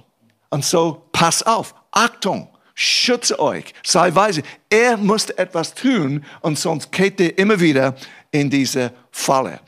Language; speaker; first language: German; non-native, fluent; English